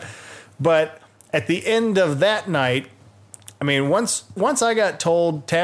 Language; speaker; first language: English; native; English